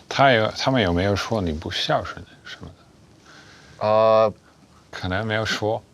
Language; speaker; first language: Chinese; non-native, fluent; Dutch